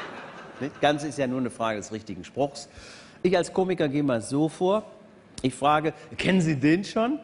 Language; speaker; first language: German; native; German